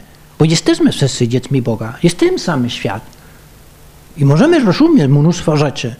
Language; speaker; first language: Polish; non-native, fluent; Spanish